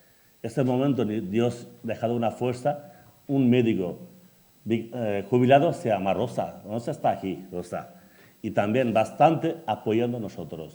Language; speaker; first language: Spanish; non-native, learner; Bangla